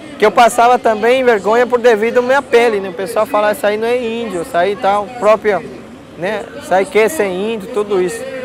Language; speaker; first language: Portuguese; non-native, local second language; Guarani